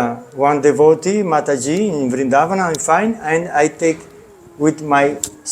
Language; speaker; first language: English; non-native, learner; Italian